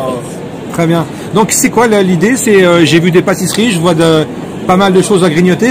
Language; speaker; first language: French; native; French